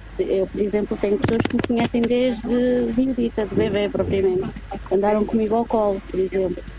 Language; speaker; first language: Portuguese; native; Portuguese